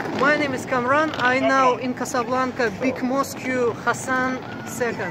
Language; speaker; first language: English; non-native, learner; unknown